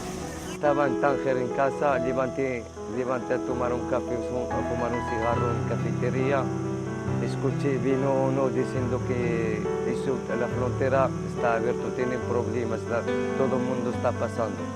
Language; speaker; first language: Spanish; non-native, fluent; Arabic